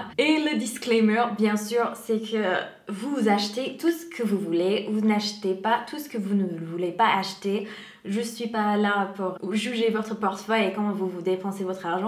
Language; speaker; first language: French; non-native, fluent; English